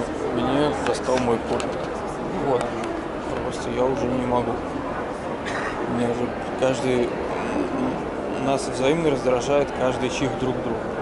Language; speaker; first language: Russian; native; Russian